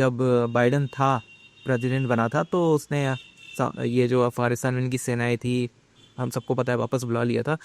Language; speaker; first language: Hindi; native; Hindi